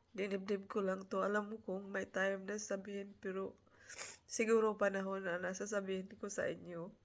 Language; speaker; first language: Filipino; non-native, local second language; Cebuano